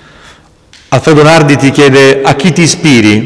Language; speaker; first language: Italian; native; Italian